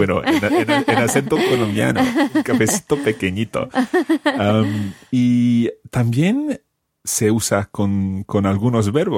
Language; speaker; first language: Spanish; non-native, fluent; English